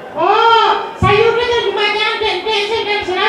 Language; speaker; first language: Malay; non-native, local second language; Balinese